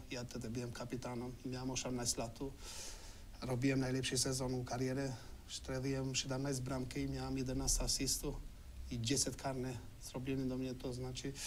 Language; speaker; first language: Polish; non-native, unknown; Albanian